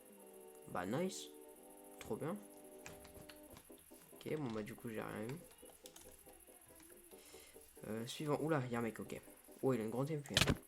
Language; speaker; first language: French; native; French